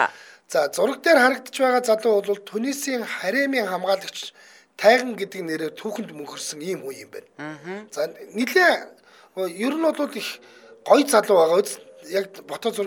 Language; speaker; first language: Mongolian; native; Mongolian